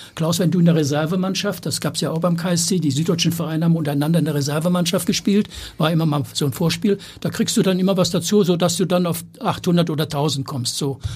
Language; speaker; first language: German; native; German